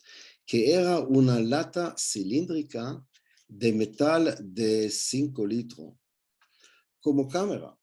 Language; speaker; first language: Spanish; non-native, learner; Hebrew